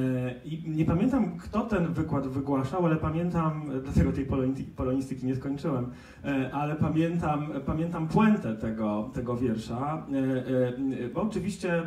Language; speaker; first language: Polish; native; Polish